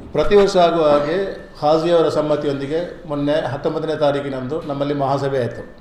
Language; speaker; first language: Kannada; non-native, local second language; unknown